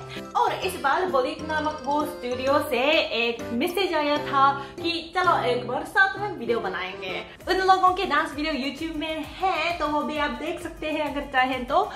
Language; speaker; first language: Hindi; non-native, fluent; Japanese